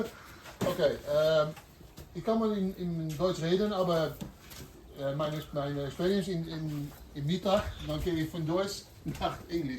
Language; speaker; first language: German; non-native, learner; Dutch